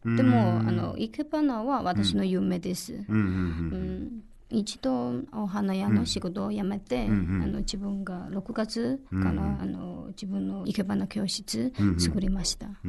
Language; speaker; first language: Japanese; non-native, learner; Chinese